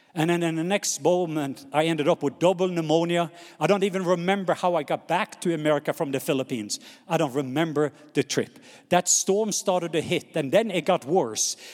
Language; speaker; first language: English; non-native, fluent; Norwegian